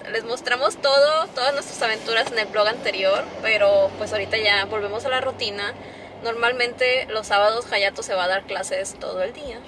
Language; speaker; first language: Spanish; native; Spanish